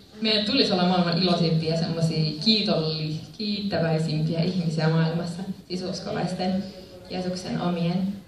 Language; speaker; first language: Finnish; early bilingual, other home language; Spanish